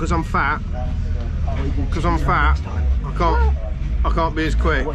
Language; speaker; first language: English; native; English